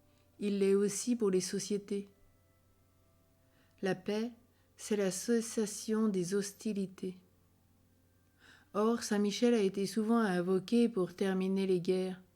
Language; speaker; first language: French; native; French